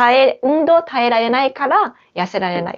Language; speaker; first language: Japanese; non-native, fluent; Chinese